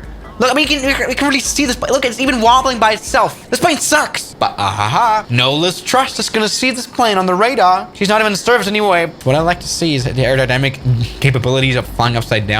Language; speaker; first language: English; non-native, fluent; German